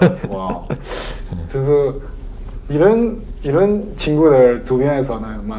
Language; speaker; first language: Korean; non-native, learner; Chinese